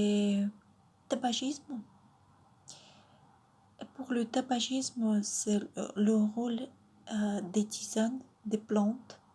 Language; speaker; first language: French; non-native, fluent; Russian